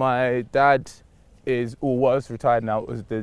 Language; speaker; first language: English; native; English